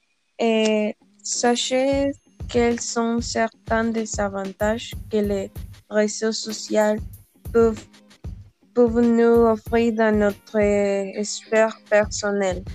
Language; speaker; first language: French; non-native, learner; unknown